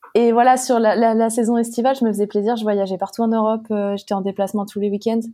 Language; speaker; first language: French; native; French